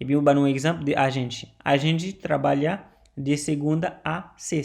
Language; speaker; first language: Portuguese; non-native, learner; Haitian Creole